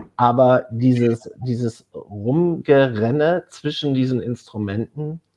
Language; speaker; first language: German; non-native, fluent; Spanish